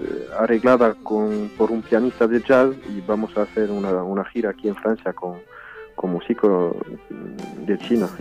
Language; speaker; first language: Spanish; early bilingual, heritage; French